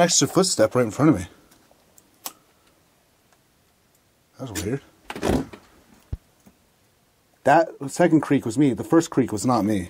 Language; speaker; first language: English; native; English